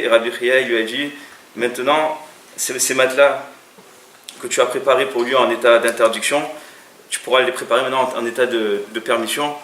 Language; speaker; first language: French; native; French